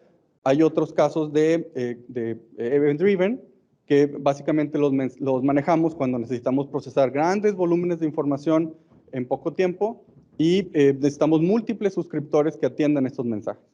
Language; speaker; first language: Spanish; native; Spanish